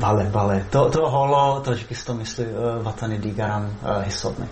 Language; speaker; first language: Persian; non-native, learner; Czech